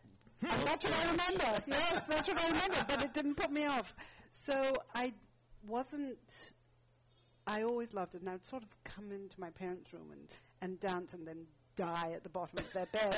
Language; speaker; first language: English; native; English